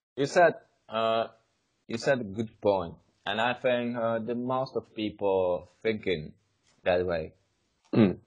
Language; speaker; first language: English; non-native, learner; Czech